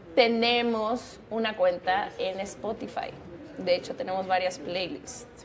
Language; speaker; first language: Spanish; native; Spanish